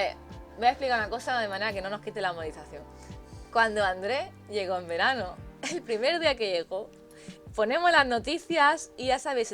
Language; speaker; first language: Spanish; native; Spanish